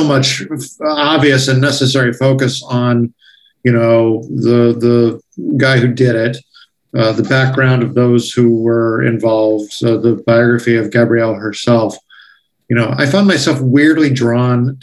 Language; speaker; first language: English; native; English